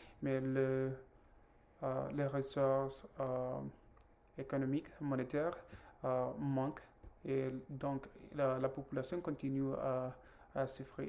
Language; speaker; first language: French; non-native, learner; Spanish